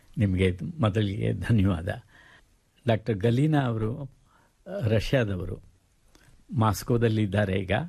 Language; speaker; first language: Kannada; native; Kannada